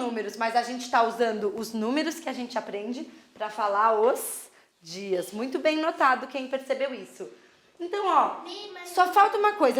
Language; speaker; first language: Portuguese; native; Portuguese